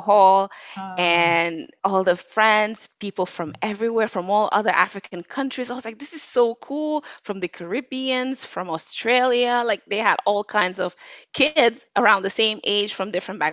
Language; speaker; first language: English; non-native, fluent; Wolof